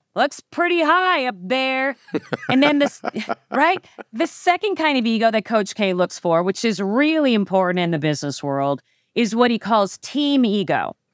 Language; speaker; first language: English; native; English